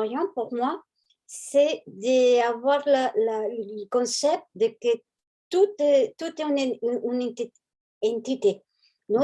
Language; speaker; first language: French; non-native, fluent; Spanish